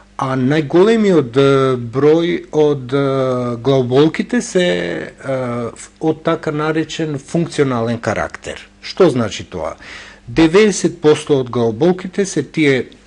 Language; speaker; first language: Macedonian; non-native, local second language; Albanian